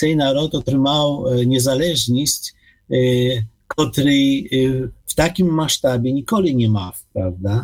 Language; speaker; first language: Ukrainian; non-native, fluent; Polish